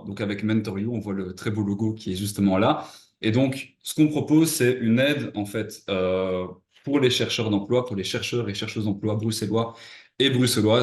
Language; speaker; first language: French; native; French